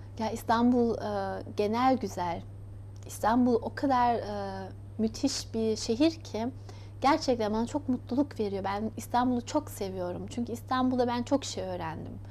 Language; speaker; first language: Turkish; early bilingual, heritage; Turkish